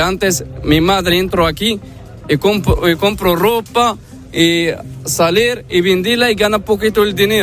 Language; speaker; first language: Spanish; non-native, learner; Arabic